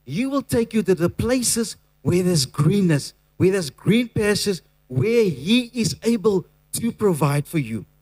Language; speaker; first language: English; non-native, local second language; Afrikaans